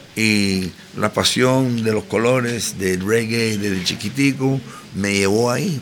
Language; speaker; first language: Spanish; early bilingual, heritage; Spanish